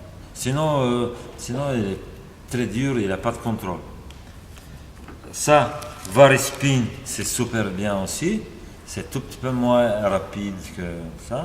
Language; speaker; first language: French; non-native, fluent; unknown